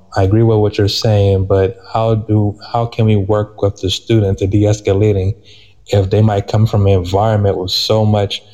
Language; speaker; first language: English; native; English